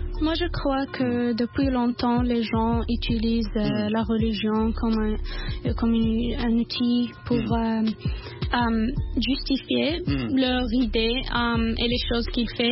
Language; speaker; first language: French; non-native, learner; English